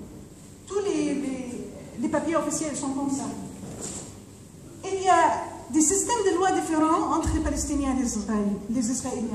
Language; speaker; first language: French; non-native, fluent; Arabic